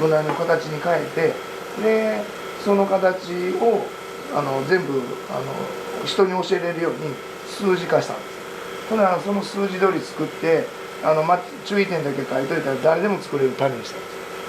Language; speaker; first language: Japanese; native; Japanese